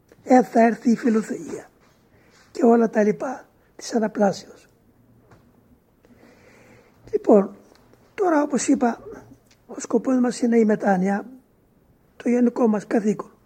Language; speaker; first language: Greek; native; Greek